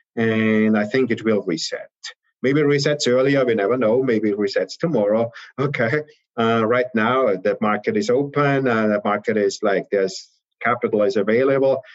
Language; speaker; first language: English; non-native, fluent; German